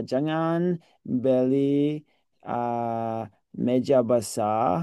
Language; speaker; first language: Indonesian; non-native, learner; English